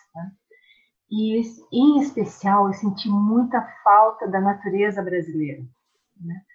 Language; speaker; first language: Portuguese; native; Portuguese